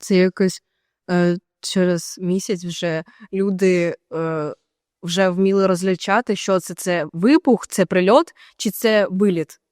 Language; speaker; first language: Ukrainian; native; Ukrainian